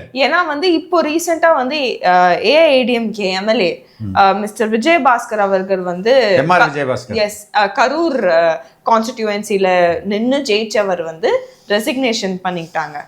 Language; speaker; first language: Tamil; native; Tamil